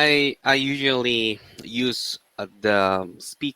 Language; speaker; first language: English; non-native, learner; Korean